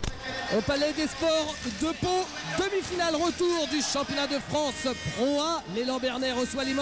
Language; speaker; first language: French; native; French